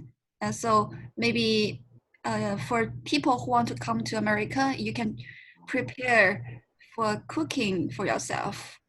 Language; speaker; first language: English; non-native, learner; Chinese